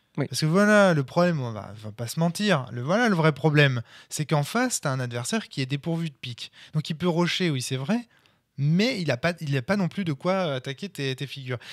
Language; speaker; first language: French; native; French